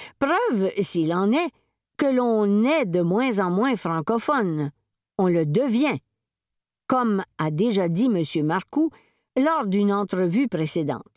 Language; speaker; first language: French; native; French